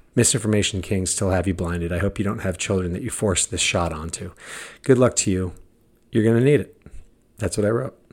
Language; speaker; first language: English; native; English